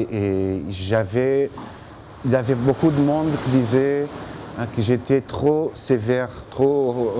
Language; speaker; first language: French; non-native, fluent; Portuguese